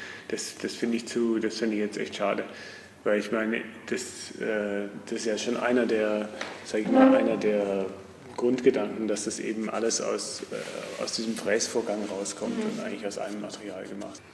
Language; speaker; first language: German; native; German